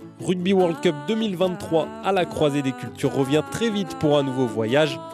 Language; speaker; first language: French; native; French